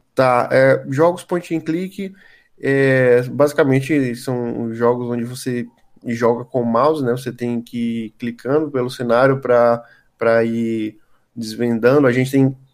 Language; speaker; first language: Portuguese; native; Portuguese